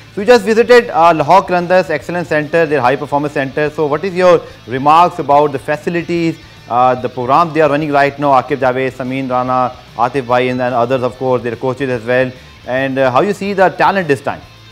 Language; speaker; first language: English; non-native, local second language; Urdu